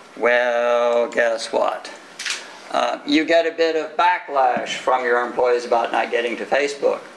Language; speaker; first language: English; native; English